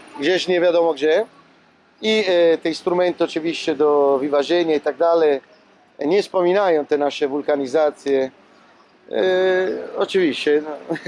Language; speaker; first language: Polish; non-native, learner; Italian